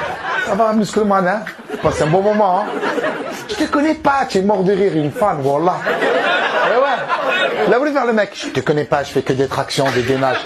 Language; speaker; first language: French; native; French